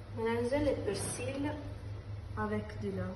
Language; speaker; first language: French; non-native, learner; Italian